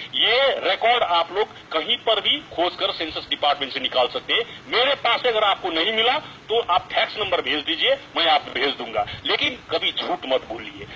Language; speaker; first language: Hindi; non-native, local second language; Nepali